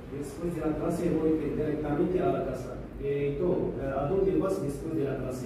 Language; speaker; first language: Spanish; non-native, learner; Arabic